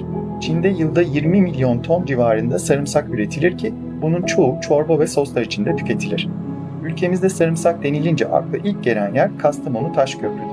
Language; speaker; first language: Turkish; native; Turkish